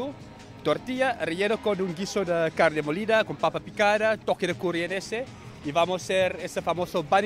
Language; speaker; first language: Spanish; non-native, learner; English